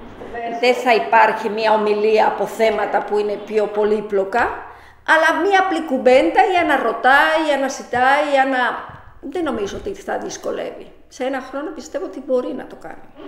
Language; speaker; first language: Greek; non-native, fluent; Spanish